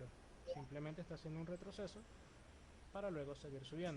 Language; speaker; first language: Spanish; native; Spanish